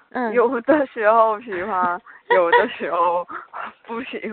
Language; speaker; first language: Chinese; non-native, learner; Korean